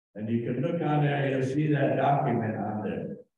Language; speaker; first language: English; native; English